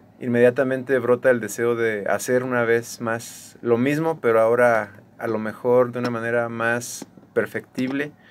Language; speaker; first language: Spanish; native; Spanish